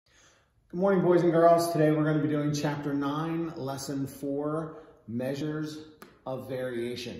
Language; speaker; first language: English; native; English